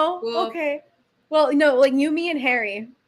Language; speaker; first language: English; native; English